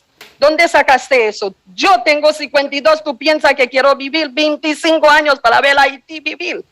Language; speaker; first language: Spanish; non-native, fluent; Haitian Creole